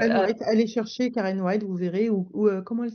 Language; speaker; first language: French; native; French